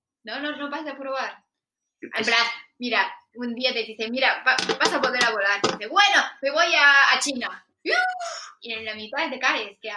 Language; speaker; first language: Spanish; non-native, fluent; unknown